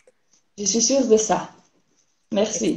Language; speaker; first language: French; non-native, learner; Portuguese